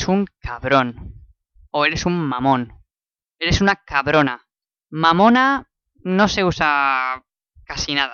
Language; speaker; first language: Spanish; native; Spanish